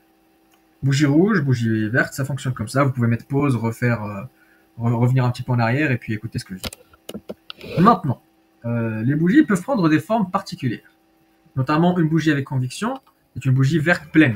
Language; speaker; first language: French; native; French